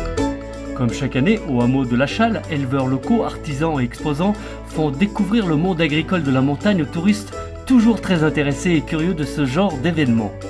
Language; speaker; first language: French; native; French